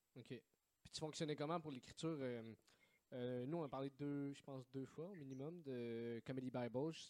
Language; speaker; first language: French; native; French